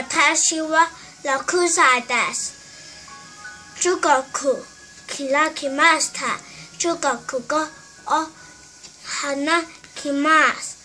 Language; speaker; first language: Japanese; non-native, learner; Chinese